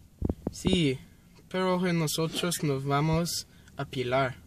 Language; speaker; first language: Spanish; non-native, learner; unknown